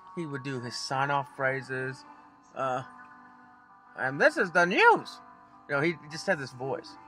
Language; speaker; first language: English; native; English